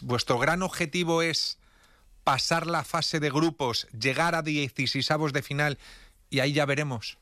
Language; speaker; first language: Spanish; native; Spanish